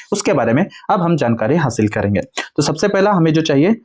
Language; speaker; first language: Hindi; non-native, local second language; Kannada